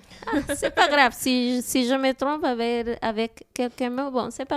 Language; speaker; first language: French; non-native, learner; Spanish